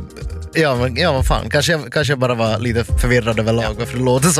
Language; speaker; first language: Swedish; native; Swedish